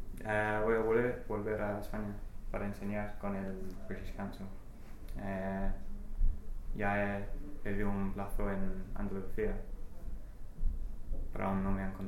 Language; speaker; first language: Spanish; non-native, fluent; English